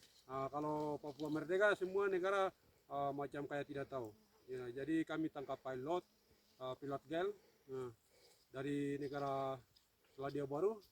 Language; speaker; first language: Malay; non-native, local second language; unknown